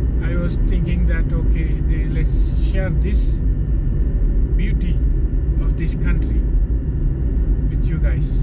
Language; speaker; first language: English; non-native, fluent; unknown